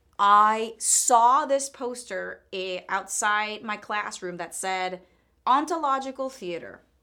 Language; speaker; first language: English; non-native, fluent; Spanish